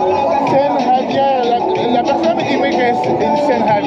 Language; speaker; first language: Spanish; non-native, learner; English